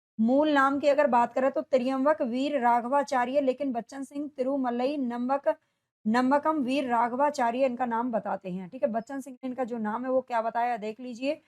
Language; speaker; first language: Hindi; native; Hindi